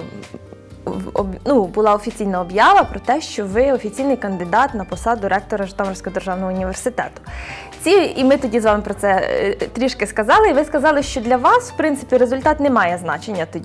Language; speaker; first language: Ukrainian; native; Ukrainian